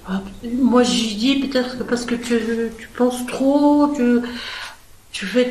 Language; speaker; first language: French; non-native, fluent; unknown